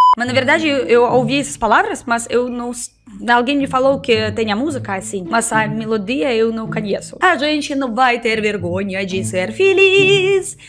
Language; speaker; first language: Portuguese; non-native, fluent; Russian